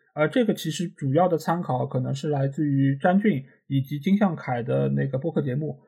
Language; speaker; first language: Chinese; non-native, local second language; Wu Chinese